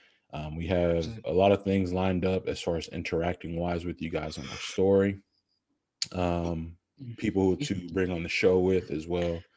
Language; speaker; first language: English; native; English